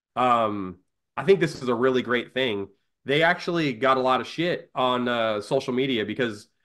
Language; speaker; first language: English; native; English